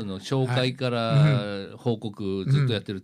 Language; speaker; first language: Japanese; native; Japanese